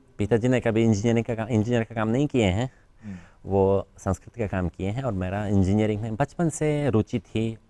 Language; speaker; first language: Hindi; non-native, fluent; Polish